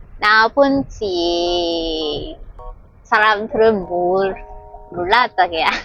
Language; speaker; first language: Korean; non-native, learner; Vietnamese